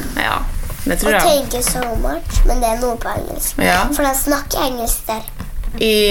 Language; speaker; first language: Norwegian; early bilingual, other home language; Polish